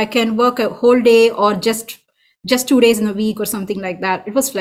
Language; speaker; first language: English; non-native, local second language; Tamil